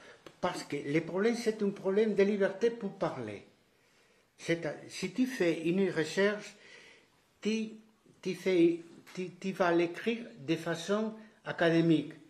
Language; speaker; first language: French; non-native, fluent; Spanish